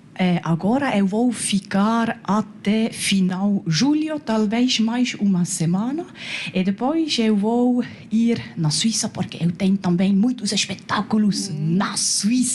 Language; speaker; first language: Portuguese; non-native, learner; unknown